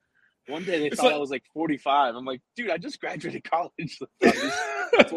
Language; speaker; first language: English; early bilingual, other home language; Spanish